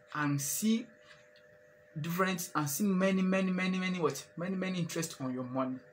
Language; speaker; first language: English; non-native, local second language; Yoruba